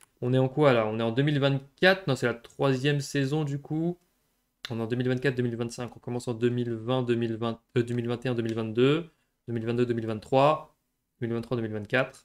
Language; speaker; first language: French; native; French